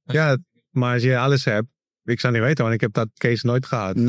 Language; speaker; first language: Dutch; non-native, learner; Spanish